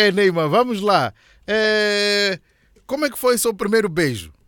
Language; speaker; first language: Portuguese; native; Portuguese